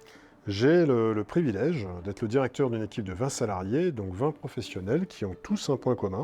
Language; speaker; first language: French; native; French